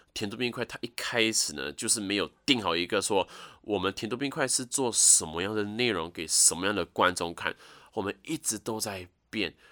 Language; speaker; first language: Chinese; native; Chinese